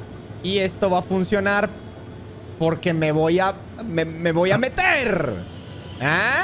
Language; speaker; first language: Spanish; native; Spanish